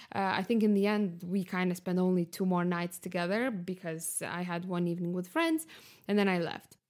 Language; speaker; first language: English; non-native, fluent; Lithuanian